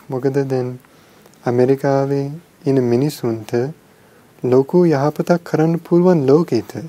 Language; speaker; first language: Sinhala; non-native, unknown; English